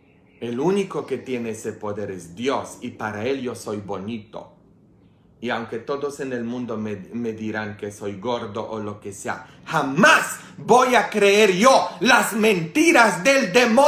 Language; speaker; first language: Spanish; non-native, fluent; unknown